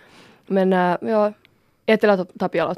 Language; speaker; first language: Swedish; non-native, local second language; Finnish